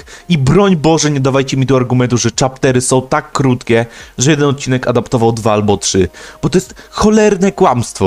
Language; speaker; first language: Polish; native; Polish